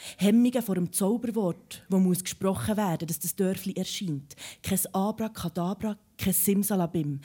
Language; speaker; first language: German; early bilingual, other home language; Serbian